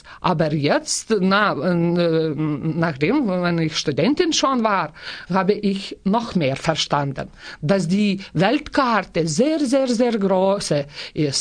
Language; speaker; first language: German; non-native, learner; Lithuanian